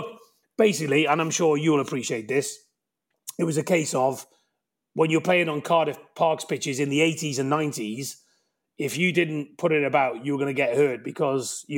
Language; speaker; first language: English; native; English